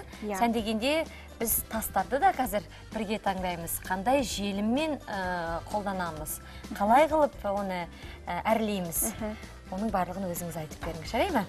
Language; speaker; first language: Kazakh; native; Kazakh